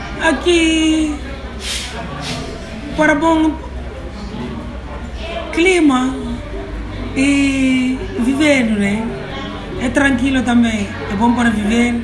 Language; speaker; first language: Portuguese; non-native, learner; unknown